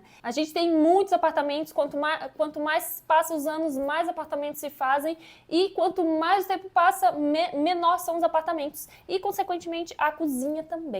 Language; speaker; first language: Portuguese; native; Portuguese